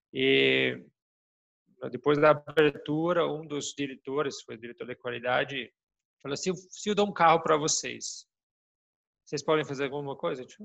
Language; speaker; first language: Portuguese; non-native, fluent; German